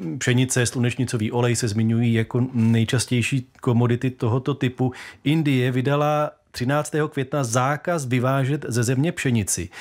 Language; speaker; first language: Czech; native; Czech